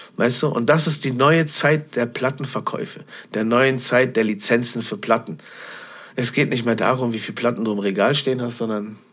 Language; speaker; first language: German; native; German